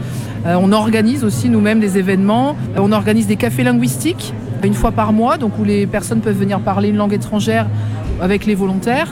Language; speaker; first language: French; native; French